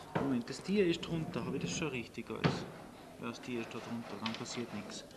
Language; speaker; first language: German; native; German